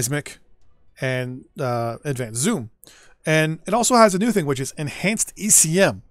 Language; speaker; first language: English; native; English